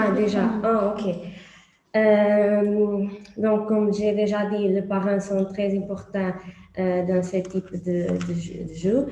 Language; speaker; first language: French; non-native, learner; Portuguese